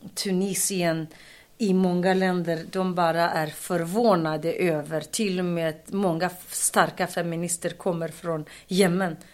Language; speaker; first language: Swedish; non-native, fluent; Kurdish